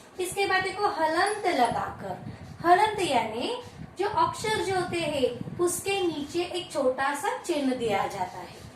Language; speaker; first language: Hindi; non-native, local second language; Marathi